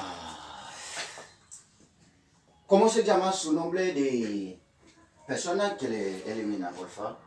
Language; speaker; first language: Spanish; non-native, learner; Haitian Creole